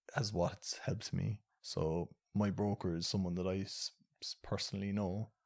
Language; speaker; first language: English; native; English